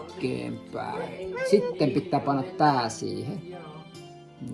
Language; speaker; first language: Finnish; native; Finnish